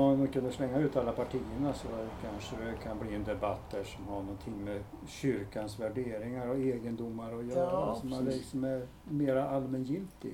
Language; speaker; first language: Swedish; native; Swedish